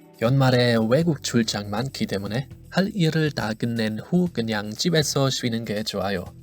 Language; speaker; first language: Korean; non-native, fluent; German